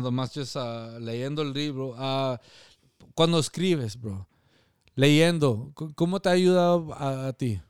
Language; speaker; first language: Spanish; early bilingual, other home language; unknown